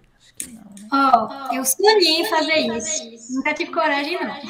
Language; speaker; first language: Portuguese; non-native, fluent; French